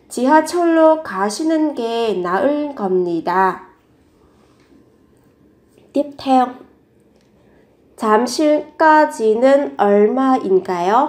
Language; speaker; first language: Korean; non-native, fluent; Vietnamese